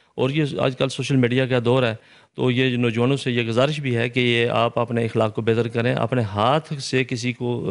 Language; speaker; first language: Urdu; non-native, local second language; Punjabi